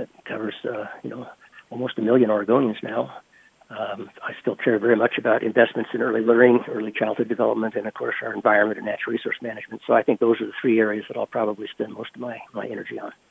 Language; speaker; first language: English; native; English